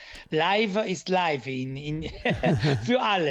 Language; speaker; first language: German; non-native, learner; Italian